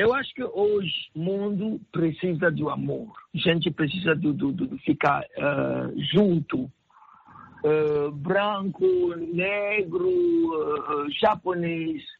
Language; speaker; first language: Portuguese; non-native, learner; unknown